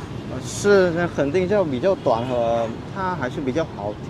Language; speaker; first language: Chinese; non-native, fluent; Vietnamese